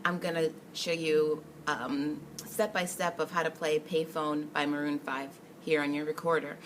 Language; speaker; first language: English; native; English